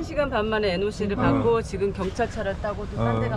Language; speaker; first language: Korean; native; Korean